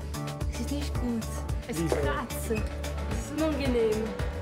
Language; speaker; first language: German; non-native, local second language; French